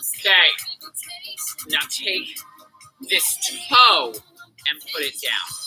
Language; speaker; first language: English; native; English